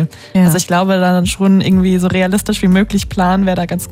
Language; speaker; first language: German; native; German